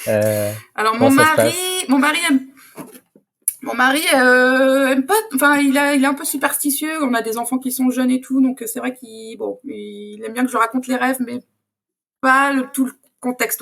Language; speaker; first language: French; native; French